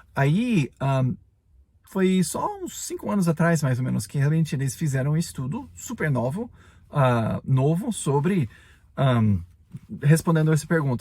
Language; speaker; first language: Portuguese; non-native, fluent; English